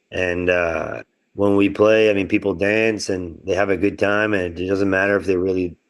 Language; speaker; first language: English; non-native, local second language; French